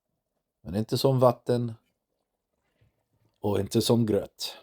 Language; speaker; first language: Swedish; non-native, learner; English